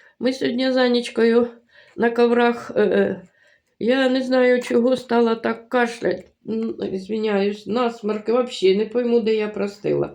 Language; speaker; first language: Ukrainian; native; Ukrainian